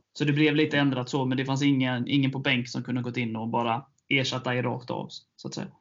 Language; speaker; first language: Swedish; native; Swedish